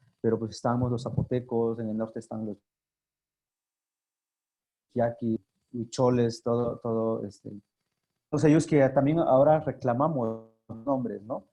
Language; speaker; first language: Spanish; non-native, local second language; Zapotec